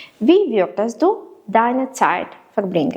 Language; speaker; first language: German; non-native, fluent; Ukrainian